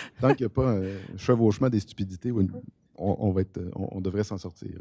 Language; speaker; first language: French; native; French